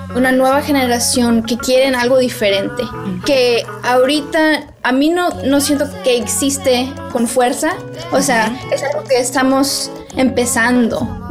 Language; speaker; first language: Spanish; early bilingual, heritage; Spanish